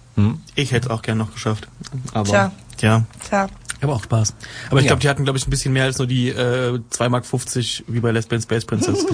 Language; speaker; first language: German; native; German